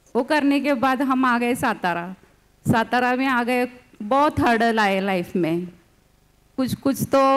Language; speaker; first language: Hindi; non-native, local second language; Gujarati